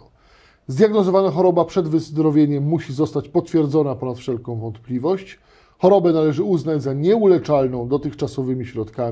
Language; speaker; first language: Polish; native; Polish